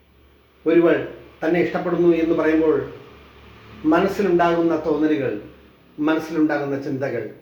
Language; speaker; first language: Malayalam; native; Malayalam